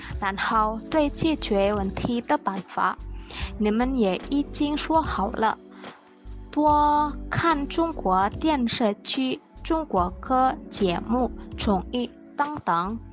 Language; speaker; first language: Chinese; non-native, learner; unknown